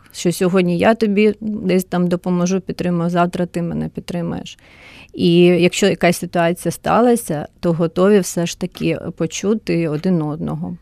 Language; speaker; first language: Ukrainian; non-native, local second language; Russian